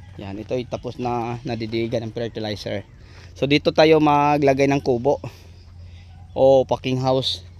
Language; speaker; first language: Filipino; non-native, local second language; Cebuano